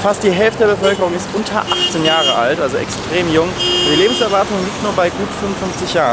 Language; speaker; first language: German; native; German